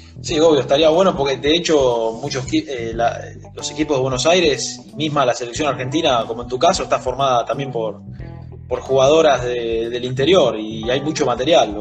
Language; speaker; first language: Spanish; native; Spanish